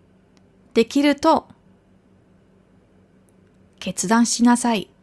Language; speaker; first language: Japanese; non-native, fluent; German